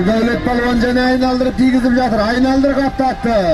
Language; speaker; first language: Kazakh; native; Kazakh